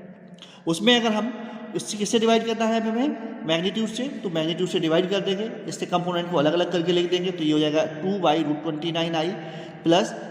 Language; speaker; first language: Hindi; native; Hindi